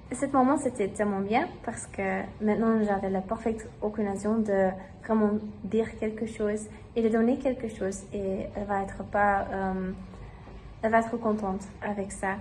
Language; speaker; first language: French; non-native, learner; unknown